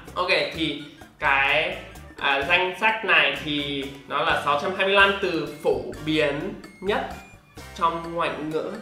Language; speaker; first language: Vietnamese; non-native, fluent; English